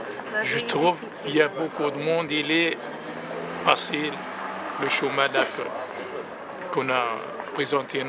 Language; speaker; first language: French; non-native, learner; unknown